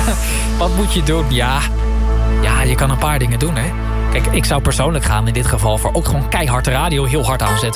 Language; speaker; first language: Dutch; native; Dutch